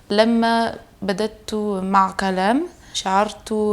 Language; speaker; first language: Arabic; non-native, learner; French